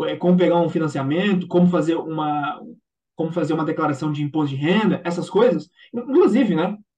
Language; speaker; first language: Portuguese; native; Portuguese